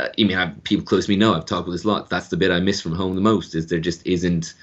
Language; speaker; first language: English; native; English